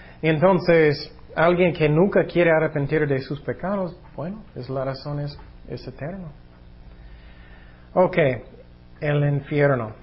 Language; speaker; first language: Spanish; non-native, fluent; English